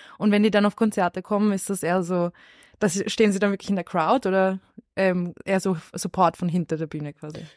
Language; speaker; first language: German; native; German